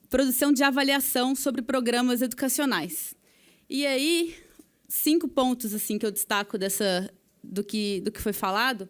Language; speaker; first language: Portuguese; native; Portuguese